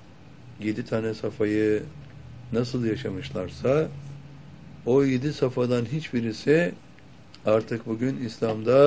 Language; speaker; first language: Turkish; native; Turkish